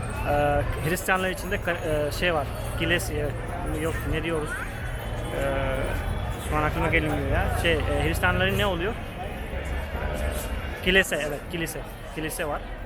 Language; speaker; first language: Turkish; non-native, fluent; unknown